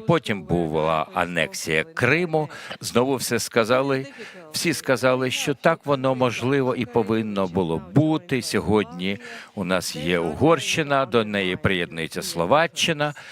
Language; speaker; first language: Ukrainian; non-native, fluent; Latvian